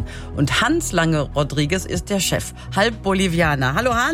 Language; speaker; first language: German; native; German